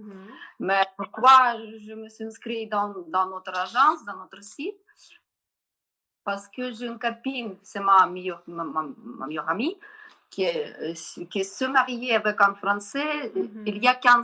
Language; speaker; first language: French; non-native, learner; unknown